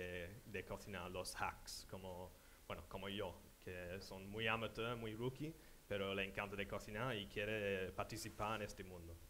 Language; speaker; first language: Spanish; non-native, fluent; English